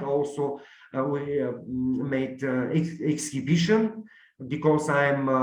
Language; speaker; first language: English; non-native, learner; Bulgarian